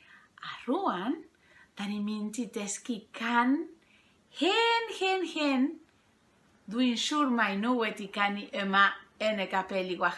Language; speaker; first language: Welsh; non-native, fluent; Spanish